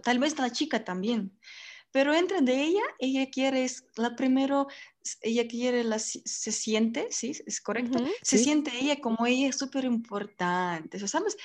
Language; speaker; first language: Spanish; non-native, learner; Russian